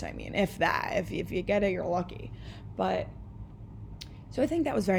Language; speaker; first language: English; native; English